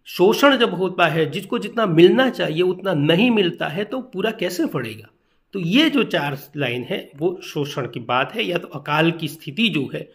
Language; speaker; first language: Hindi; non-native, local second language; Gujarati